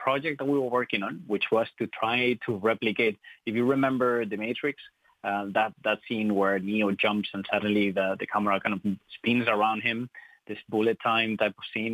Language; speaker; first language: English; non-native, fluent; Spanish